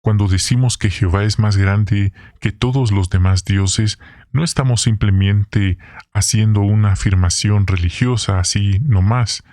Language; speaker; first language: Spanish; native; Spanish